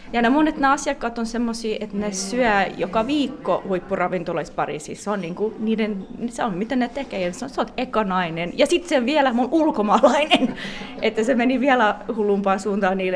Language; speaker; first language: Finnish; non-native, fluent; English